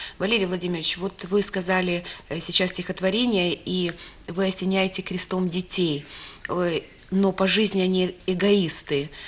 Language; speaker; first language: Russian; native; Russian